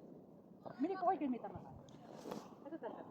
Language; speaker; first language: Finnish; non-native, learner; Filipino